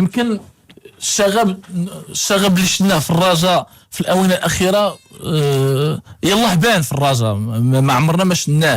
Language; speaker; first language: Arabic; native; Arabic